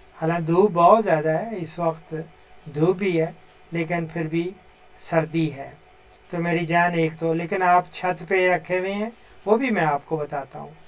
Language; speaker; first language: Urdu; non-native, local second language; Punjabi